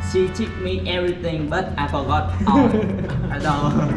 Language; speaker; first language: English; non-native, learner; Vietnamese